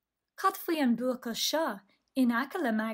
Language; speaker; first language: Irish; non-native, local second language; English